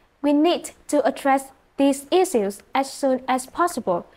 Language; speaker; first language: English; non-native, fluent; Vietnamese